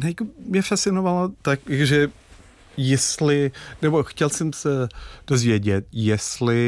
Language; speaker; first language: Czech; non-native, fluent; English